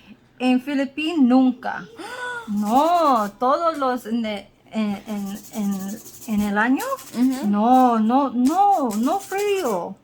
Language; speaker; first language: Spanish; non-native, learner; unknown